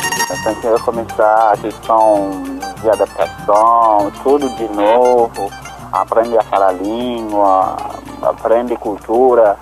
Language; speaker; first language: Portuguese; non-native, learner; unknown